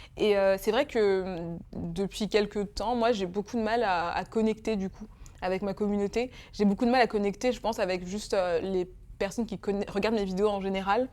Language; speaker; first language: French; early bilingual, other home language; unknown